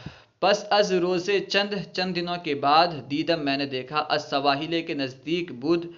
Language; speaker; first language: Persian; non-native, fluent; Urdu